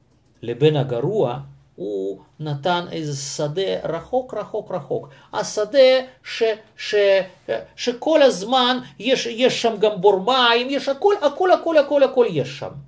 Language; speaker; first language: Hebrew; non-native, fluent; Russian